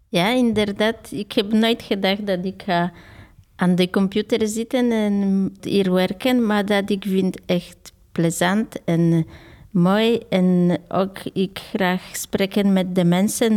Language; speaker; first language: Dutch; non-native, fluent; Polish